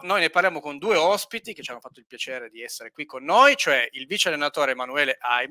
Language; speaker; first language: Italian; native; Italian